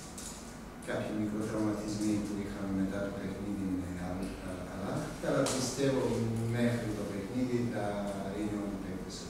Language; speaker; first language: Greek; non-native, fluent; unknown